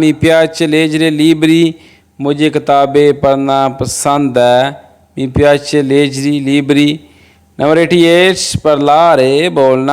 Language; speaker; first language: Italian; non-native, fluent; Urdu